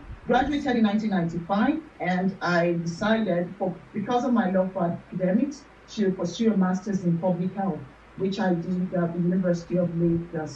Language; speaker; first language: English; non-native, local second language; Yoruba